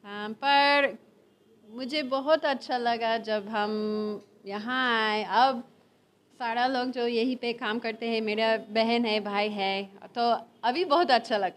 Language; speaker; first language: Hindi; non-native, learner; English